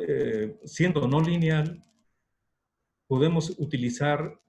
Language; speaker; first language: Spanish; native; Spanish